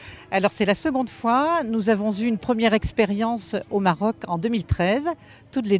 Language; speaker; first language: French; native; French